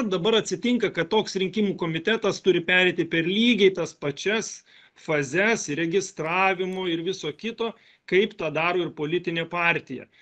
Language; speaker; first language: Lithuanian; native; Lithuanian